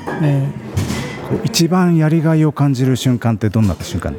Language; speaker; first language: Japanese; native; Japanese